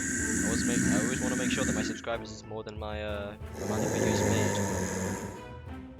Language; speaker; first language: English; native; English